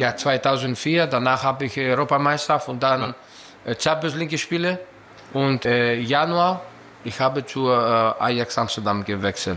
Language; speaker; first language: German; non-native, learner; Greek